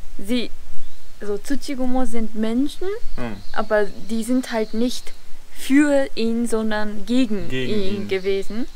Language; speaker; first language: German; non-native, fluent; Japanese